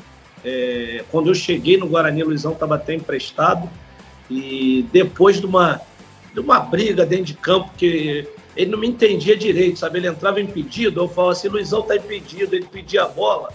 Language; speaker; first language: Portuguese; native; Portuguese